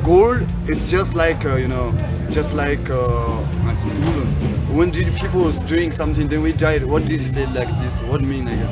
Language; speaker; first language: English; non-native, learner; Tibetan